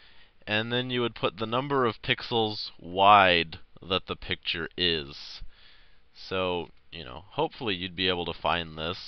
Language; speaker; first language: English; native; English